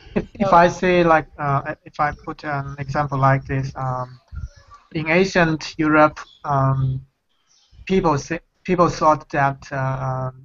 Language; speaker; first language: English; non-native, fluent; Chinese